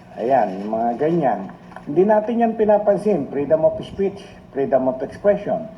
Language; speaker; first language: Filipino; native; Filipino